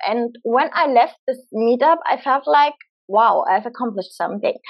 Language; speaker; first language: English; non-native, fluent; German